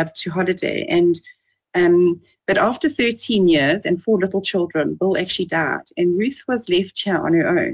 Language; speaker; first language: English; native; English